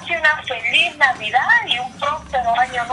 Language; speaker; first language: Spanish; native; Spanish